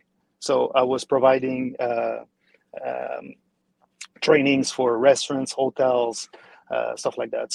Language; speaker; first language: English; non-native, fluent; French